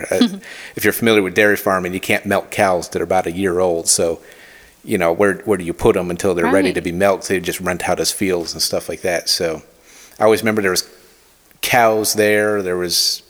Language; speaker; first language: English; native; English